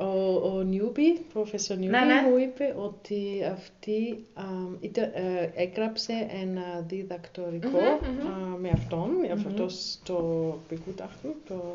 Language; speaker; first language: Greek; non-native, learner; German